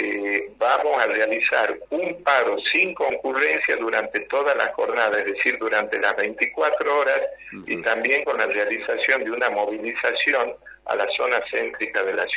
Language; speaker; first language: Spanish; native; Spanish